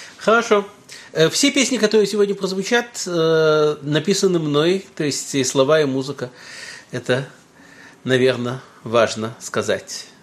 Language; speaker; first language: Russian; early bilingual, heritage; Russian